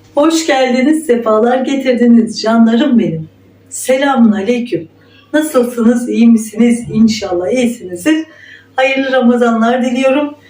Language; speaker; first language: Turkish; native; Turkish